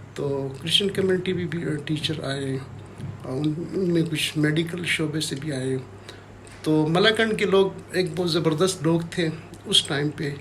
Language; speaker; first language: Urdu; non-native, local second language; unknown